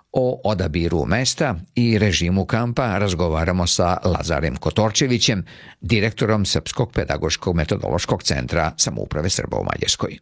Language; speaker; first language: Serbian; early bilingual, heritage; Serbian